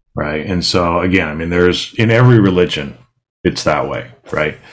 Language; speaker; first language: English; native; English